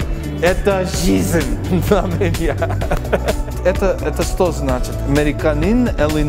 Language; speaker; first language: Russian; non-native, learner; English